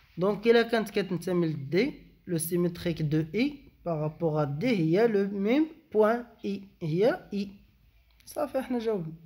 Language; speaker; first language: French; non-native, local second language; Arabic